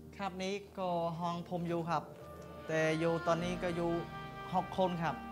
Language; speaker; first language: Thai; non-native, learner; Khmer